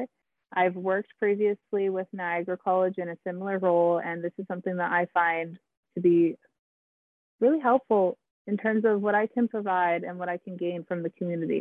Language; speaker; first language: English; native; English